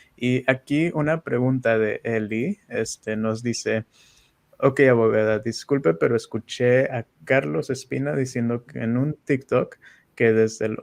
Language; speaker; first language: Spanish; native; Spanish